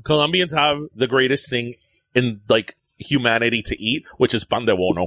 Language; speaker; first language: English; early bilingual, other home language; Spanish